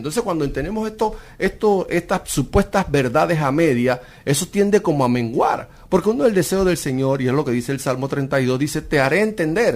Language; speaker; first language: Spanish; native; Spanish